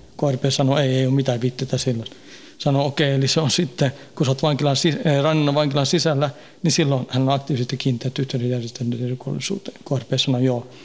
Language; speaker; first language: Finnish; early bilingual, heritage; Finnish